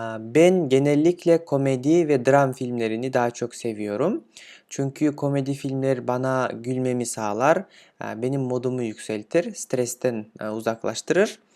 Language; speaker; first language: Turkish; non-native, fluent; Kyrgyz